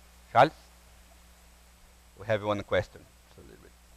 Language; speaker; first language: English; non-native, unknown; Portuguese